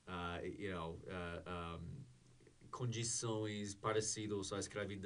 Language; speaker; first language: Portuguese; non-native, learner; English